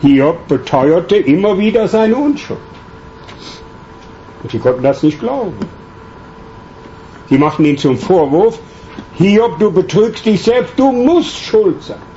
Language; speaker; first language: German; native; German